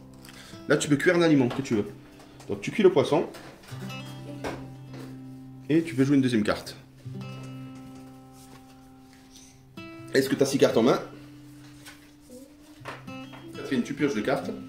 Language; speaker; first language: French; native; French